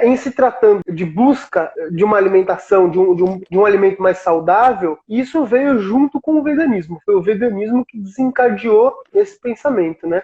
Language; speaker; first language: Portuguese; native; Portuguese